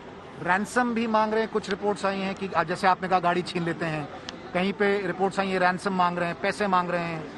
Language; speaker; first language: Hindi; native; Hindi